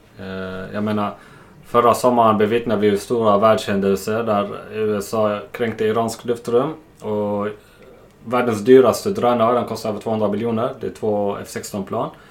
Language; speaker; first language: Swedish; non-native, fluent; Arabic